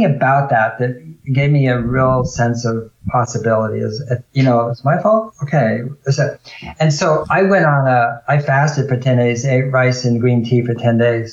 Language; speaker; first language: English; native; English